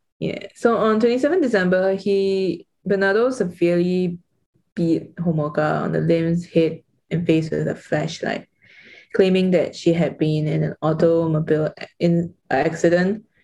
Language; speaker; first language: English; native; English